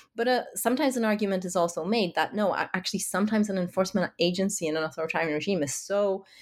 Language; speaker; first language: English; early bilingual, other home language; Polish